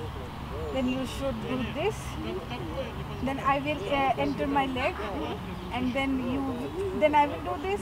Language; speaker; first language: English; non-native, learner; Russian